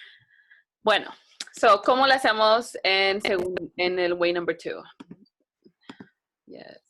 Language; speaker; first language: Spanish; non-native, fluent; English